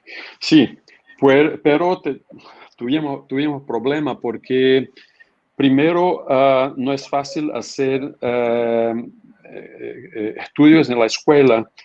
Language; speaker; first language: Spanish; non-native, fluent; Portuguese